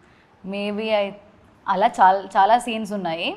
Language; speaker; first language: Telugu; non-native, learner; Malayalam